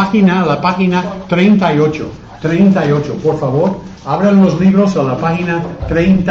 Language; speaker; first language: Spanish; non-native, fluent; English